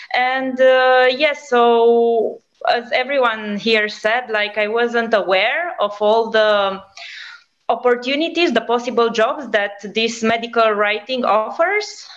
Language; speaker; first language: English; non-native, fluent; Romanian